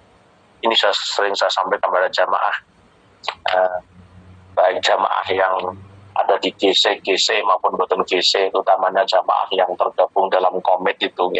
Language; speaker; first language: Indonesian; native; Indonesian